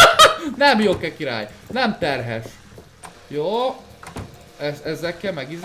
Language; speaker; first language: Hungarian; native; Hungarian